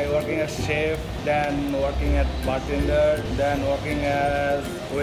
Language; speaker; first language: English; non-native, learner; Bangla